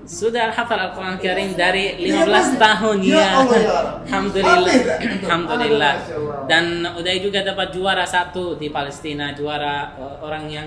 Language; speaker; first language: Indonesian; non-native, fluent; Arabic